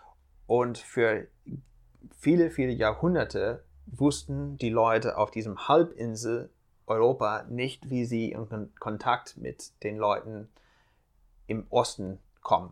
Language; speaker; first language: German; non-native, fluent; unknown